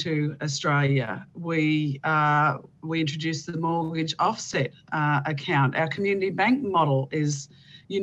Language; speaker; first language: English; native; English